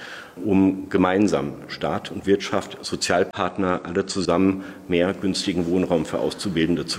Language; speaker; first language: German; native; German